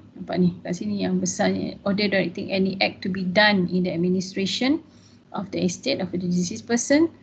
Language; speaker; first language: English; non-native, local second language; Malay